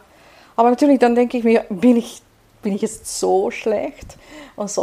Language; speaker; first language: German; non-native, fluent; Serbian